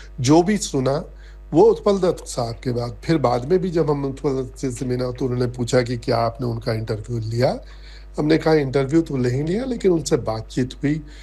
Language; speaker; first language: Hindi; non-native, local second language; Bangla